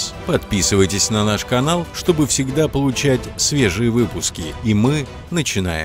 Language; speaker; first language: Russian; native; Russian